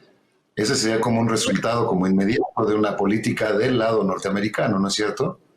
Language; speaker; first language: Spanish; native; Spanish